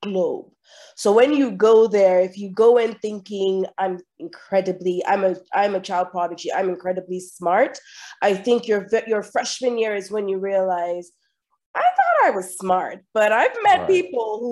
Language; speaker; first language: English; non-native, local second language; Yoruba